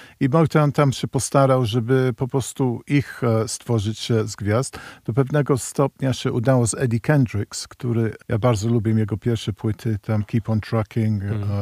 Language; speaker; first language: Polish; early bilingual, heritage; Polish